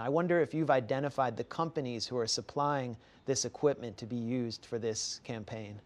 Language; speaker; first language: English; native; English